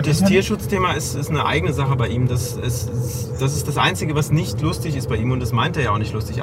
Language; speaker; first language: German; native; German